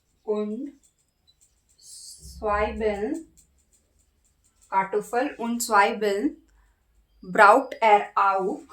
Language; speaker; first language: German; non-native, learner; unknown